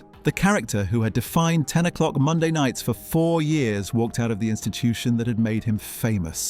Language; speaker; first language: English; native; English